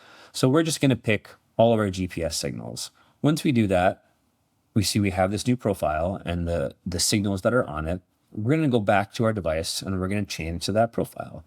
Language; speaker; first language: English; native; English